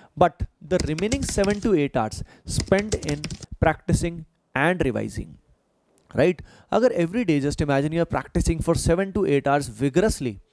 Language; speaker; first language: Hindi; native; Hindi